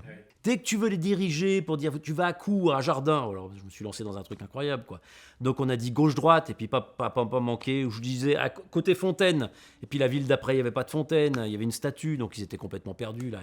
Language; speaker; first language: French; native; French